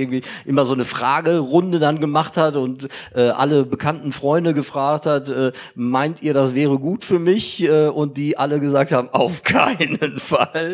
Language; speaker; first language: German; native; German